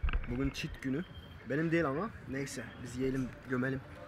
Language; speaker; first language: Turkish; early bilingual, heritage; Turkish